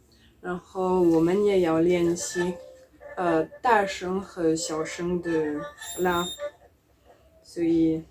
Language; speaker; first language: Chinese; non-native, learner; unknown